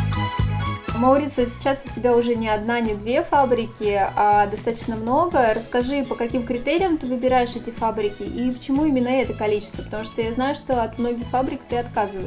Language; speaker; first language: Russian; native; Russian